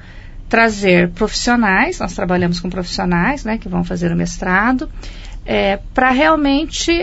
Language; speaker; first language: Portuguese; native; Portuguese